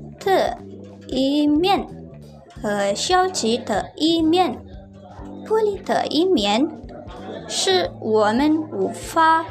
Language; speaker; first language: Chinese; non-native, learner; Indonesian